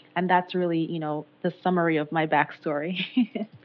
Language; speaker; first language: English; non-native, local second language; Yoruba